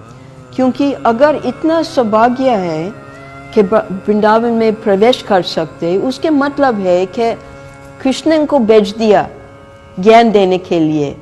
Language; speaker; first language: Hindi; non-native, fluent; English